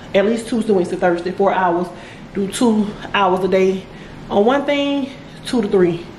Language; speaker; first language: English; native; English